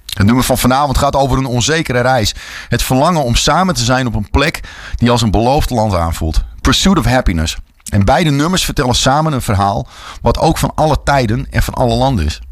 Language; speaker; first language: Dutch; native; Dutch